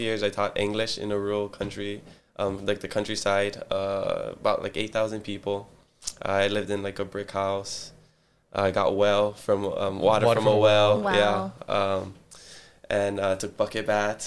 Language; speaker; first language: English; early bilingual, other home language; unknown